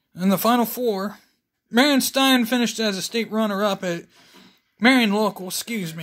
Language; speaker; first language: English; native; English